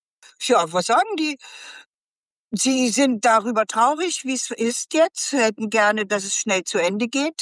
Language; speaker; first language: German; native; German